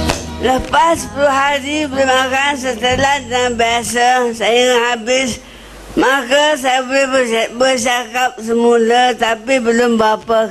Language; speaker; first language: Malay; non-native, local second language; Chinese